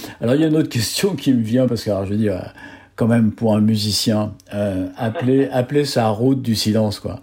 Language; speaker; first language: French; native; French